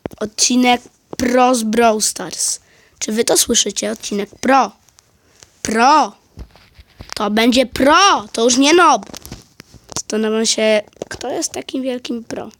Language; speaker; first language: Polish; native; Polish